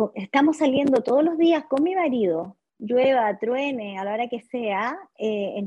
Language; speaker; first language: Spanish; native; Spanish